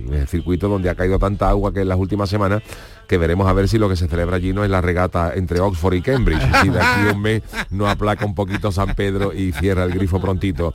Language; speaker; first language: Spanish; native; Spanish